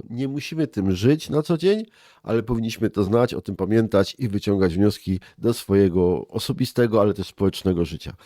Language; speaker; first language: Polish; native; Polish